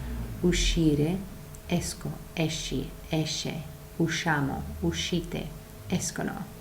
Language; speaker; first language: Italian; non-native, fluent; English